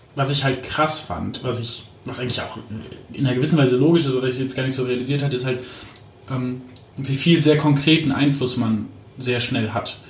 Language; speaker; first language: German; native; German